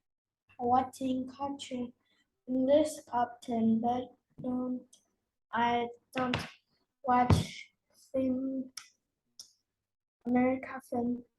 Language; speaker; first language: English; non-native, learner; Vietnamese